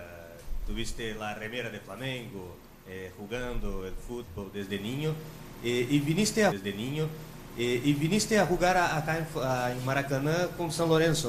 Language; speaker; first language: Spanish; non-native, learner; Portuguese